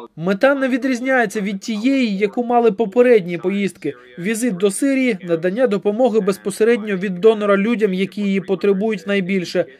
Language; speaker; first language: Ukrainian; non-native, fluent; Arabic